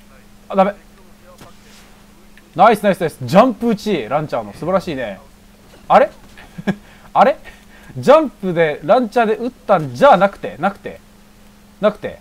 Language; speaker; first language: Japanese; native; Japanese